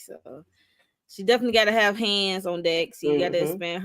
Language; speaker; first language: English; native; English